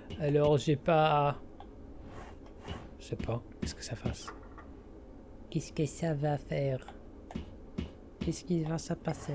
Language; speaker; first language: French; non-native, learner; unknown